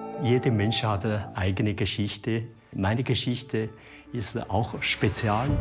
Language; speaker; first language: German; non-native, learner; Chinese